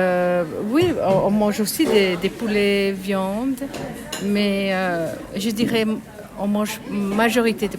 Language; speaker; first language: French; non-native, fluent; Bangla